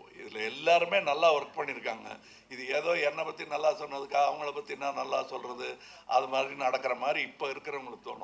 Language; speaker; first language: Tamil; native; Tamil